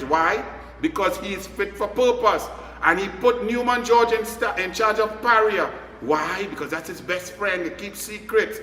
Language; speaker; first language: English; native; English